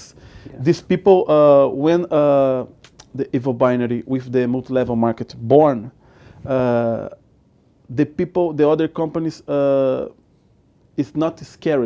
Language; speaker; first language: English; non-native, learner; Portuguese